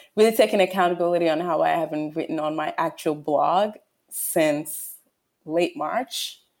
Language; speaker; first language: English; non-native, local second language; Yoruba